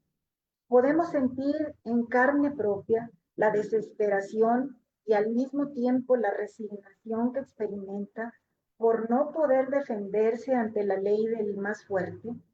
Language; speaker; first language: Spanish; native; Spanish